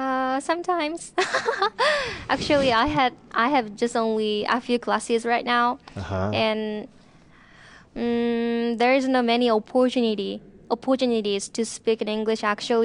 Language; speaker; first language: English; non-native, learner; Japanese